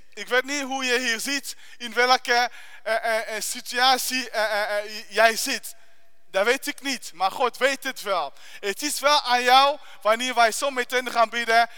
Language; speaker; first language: Dutch; non-native, fluent; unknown